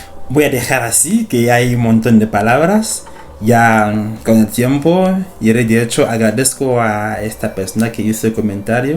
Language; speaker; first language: Spanish; non-native, fluent; French